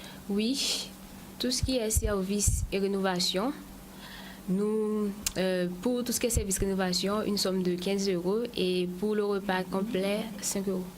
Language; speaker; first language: French; native; French